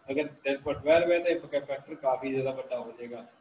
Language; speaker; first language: Hindi; non-native, local second language; Punjabi